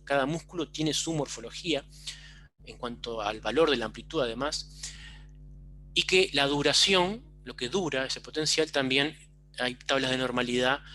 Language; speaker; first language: Spanish; native; Spanish